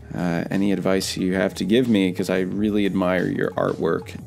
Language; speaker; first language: English; native; English